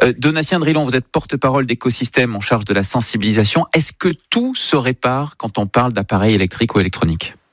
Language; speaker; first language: French; native; French